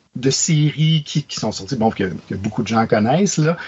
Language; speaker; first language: French; native; French